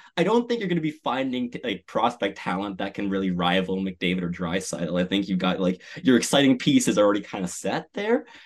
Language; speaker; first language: English; native; English